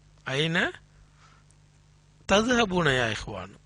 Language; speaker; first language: Arabic; non-native, fluent; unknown